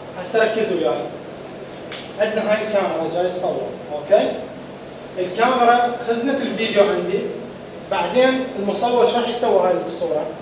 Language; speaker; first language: Arabic; native; Arabic